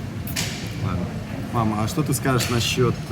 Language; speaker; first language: Russian; native; Russian